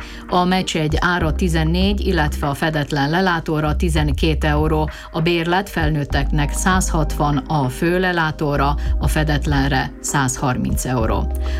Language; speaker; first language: Hungarian; native; Hungarian